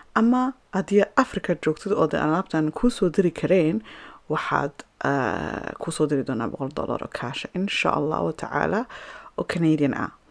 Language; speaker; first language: Somali; early bilingual, heritage; Somali